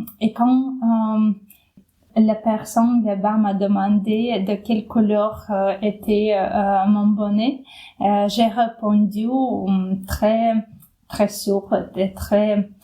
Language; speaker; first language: French; non-native, fluent; Ukrainian